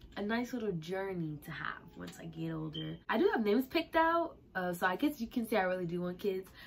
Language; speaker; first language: English; native; English